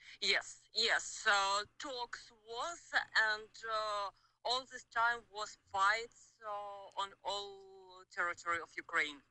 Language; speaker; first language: English; non-native, learner; Ukrainian